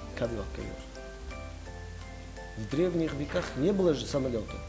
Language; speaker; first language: Russian; non-native, fluent; Tajik